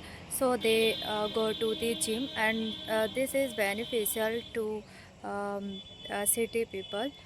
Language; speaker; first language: English; non-native, learner; Hindi